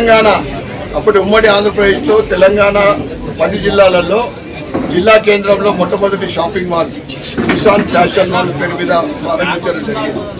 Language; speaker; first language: Telugu; native; Telugu